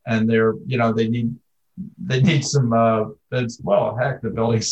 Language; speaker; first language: English; native; English